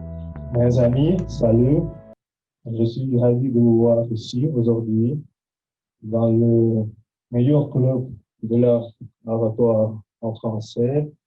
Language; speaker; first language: French; non-native, fluent; Russian